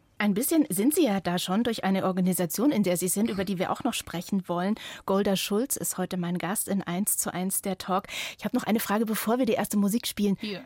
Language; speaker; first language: German; native; German